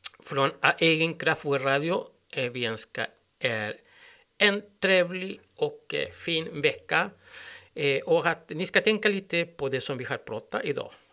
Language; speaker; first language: Swedish; non-native, learner; Spanish